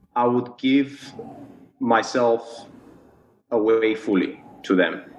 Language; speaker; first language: English; non-native, fluent; Bulgarian